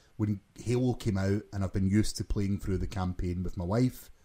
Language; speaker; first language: English; native; English